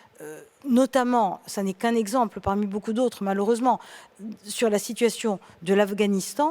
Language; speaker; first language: French; native; French